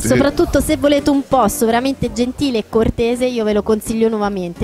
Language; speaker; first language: Italian; native; Italian